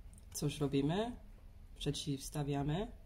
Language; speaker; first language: Polish; non-native, learner; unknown